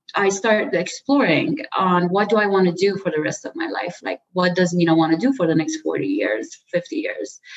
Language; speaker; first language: English; early bilingual, other home language; Persian